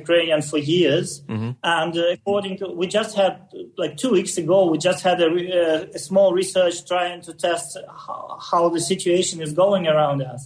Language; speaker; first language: English; non-native, fluent; Russian